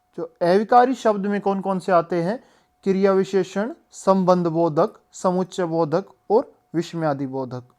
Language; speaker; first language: Hindi; native; Hindi